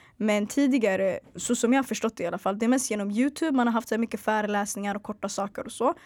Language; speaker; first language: Swedish; early bilingual, other home language; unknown